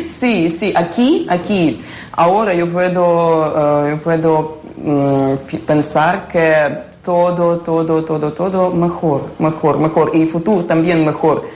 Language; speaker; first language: Spanish; non-native, learner; Ukrainian